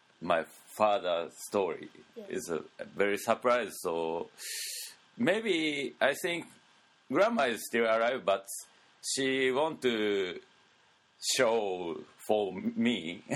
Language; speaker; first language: English; non-native, learner; Japanese